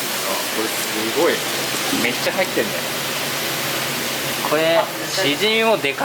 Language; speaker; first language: Japanese; native; Japanese